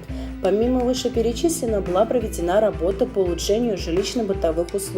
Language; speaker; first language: Russian; native; Russian